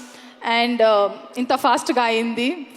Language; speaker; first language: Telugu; non-native, learner; Kannada